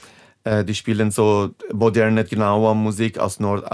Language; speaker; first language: German; non-native, fluent; Persian